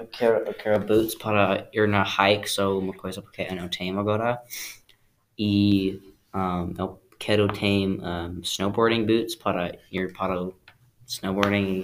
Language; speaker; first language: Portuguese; non-native, learner; English